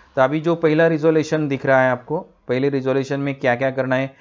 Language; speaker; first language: Hindi; non-native, local second language; Marathi